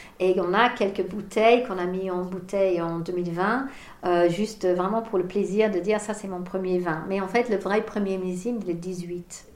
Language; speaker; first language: French; non-native, fluent; English